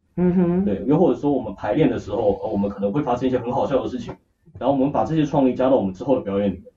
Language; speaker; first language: Chinese; native; Chinese